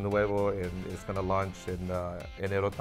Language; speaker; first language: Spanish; non-native, learner; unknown